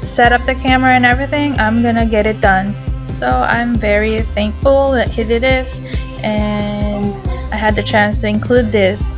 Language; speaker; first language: English; non-native, local second language; Filipino